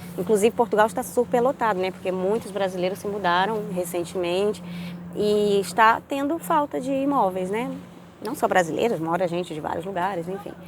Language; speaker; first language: Portuguese; native; Portuguese